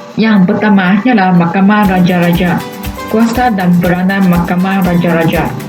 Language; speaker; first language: Malay; non-native, local second language; Chinese